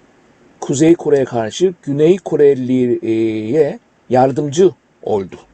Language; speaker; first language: Turkish; non-native, fluent; Korean